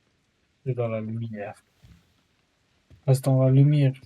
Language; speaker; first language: French; native; French